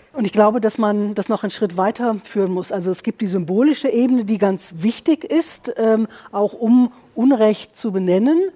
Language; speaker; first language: German; native; German